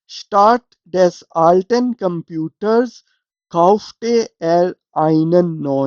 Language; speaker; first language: German; non-native, fluent; Urdu